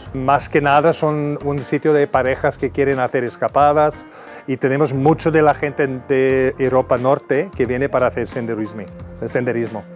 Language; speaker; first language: Spanish; non-native, fluent; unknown